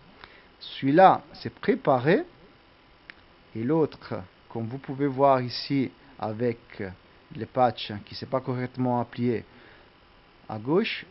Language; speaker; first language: French; non-native, learner; Italian